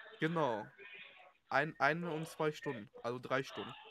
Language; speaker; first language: German; native; German